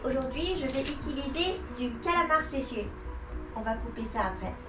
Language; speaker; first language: French; non-native, fluent; Japanese